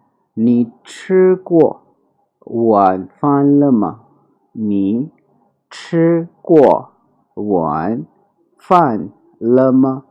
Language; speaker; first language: Chinese; non-native, fluent; Urdu